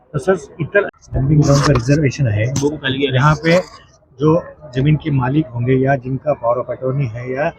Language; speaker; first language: Hindi; non-native, local second language; Marathi